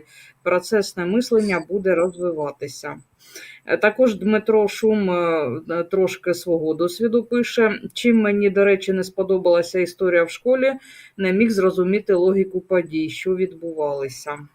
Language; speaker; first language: Ukrainian; native; Ukrainian